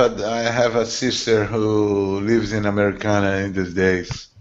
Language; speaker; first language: English; non-native, learner; Portuguese